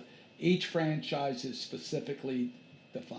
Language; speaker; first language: English; native; English